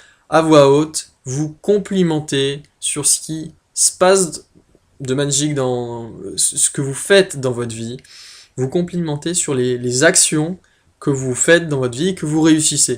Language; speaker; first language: French; native; French